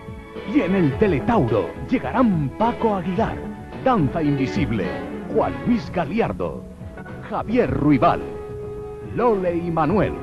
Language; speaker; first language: Spanish; native; Spanish